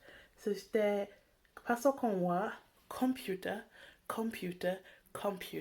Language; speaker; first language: Japanese; non-native, learner; English